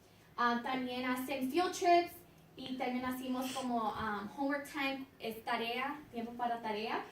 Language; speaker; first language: Spanish; early bilingual, heritage; Spanish